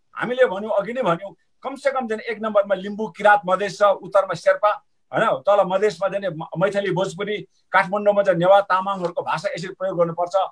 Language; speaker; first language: Nepali; non-native, local second language; Sherpa